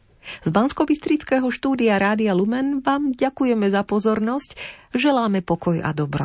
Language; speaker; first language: Slovak; native; Slovak